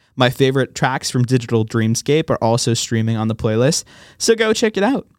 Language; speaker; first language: English; native; English